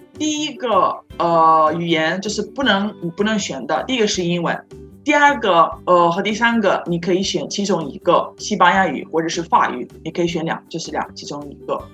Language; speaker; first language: Chinese; non-native, fluent; Italian